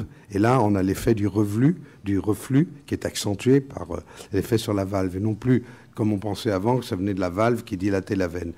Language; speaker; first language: French; native; French